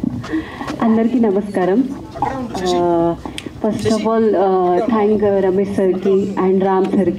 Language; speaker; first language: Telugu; non-native, learner; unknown